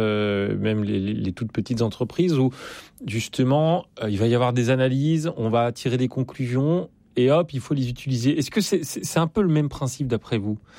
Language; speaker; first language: French; native; French